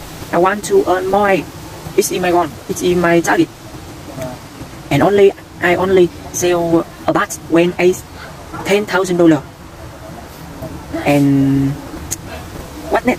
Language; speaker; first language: English; non-native, learner; Vietnamese